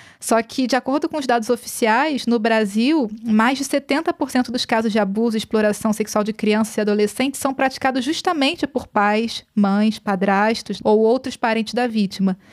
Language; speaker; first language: Portuguese; native; Portuguese